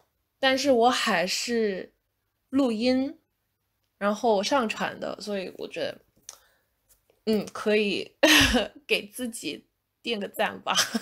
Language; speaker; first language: Chinese; non-native, fluent; English